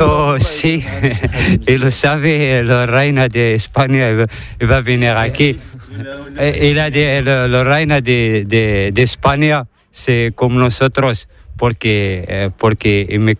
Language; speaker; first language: Spanish; non-native, learner; Arabic